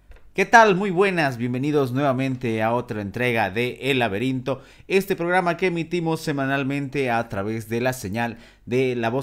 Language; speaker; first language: Spanish; native; Spanish